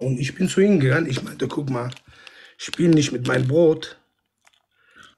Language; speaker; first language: German; non-native, fluent; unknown